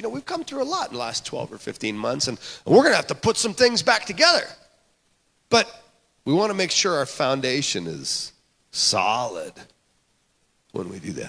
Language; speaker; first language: English; native; English